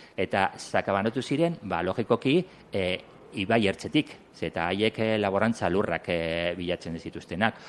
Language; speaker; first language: Basque; non-native, local second language; Spanish